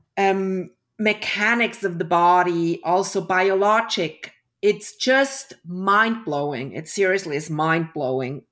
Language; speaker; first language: English; early bilingual, other home language; German